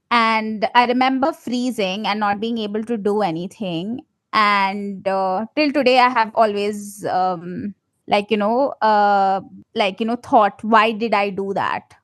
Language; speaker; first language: English; non-native, local second language; Malayalam